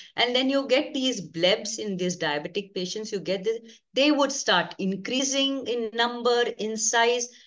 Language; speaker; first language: English; non-native, local second language; Konkani